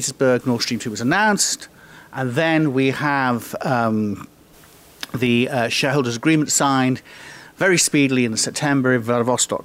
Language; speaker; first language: English; native; English